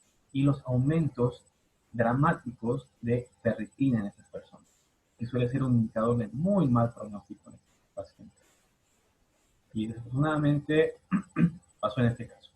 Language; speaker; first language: Spanish; native; Spanish